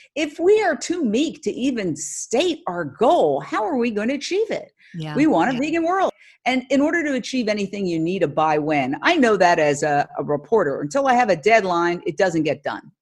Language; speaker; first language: English; native; English